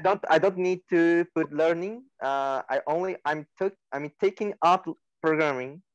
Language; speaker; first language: English; non-native, learner; Portuguese